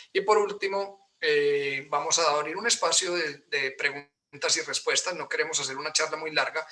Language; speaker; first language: Spanish; native; Spanish